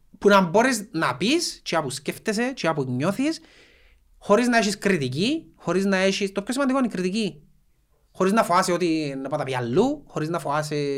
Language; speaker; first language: Greek; native; Greek